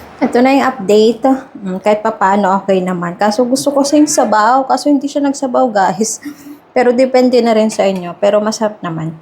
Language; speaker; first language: Filipino; non-native, local second language; Iloko